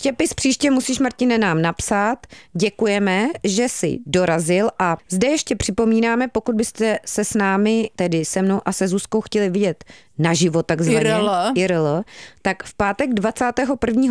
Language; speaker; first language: Czech; native; Czech